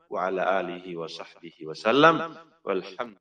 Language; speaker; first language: Arabic; non-native, fluent; Indonesian